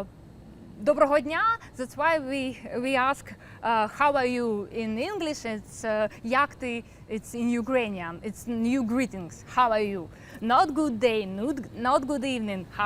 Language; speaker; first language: English; non-native, learner; Ukrainian